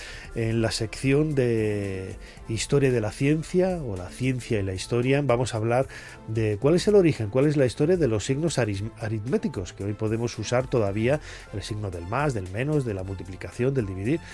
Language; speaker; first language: Spanish; native; Spanish